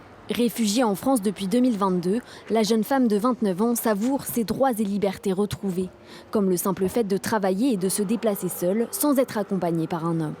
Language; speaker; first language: French; native; French